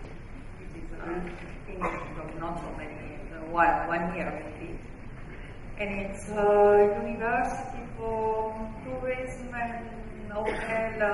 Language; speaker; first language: English; non-native, fluent; Italian